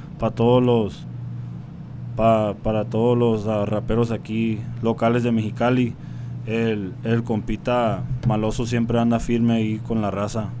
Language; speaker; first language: Spanish; early bilingual, heritage; Spanish